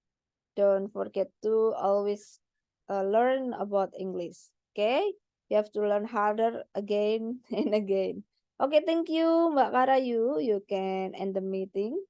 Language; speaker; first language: English; non-native, learner; Indonesian